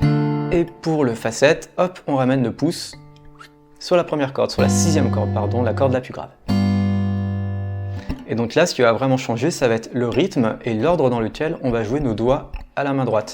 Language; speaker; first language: French; native; French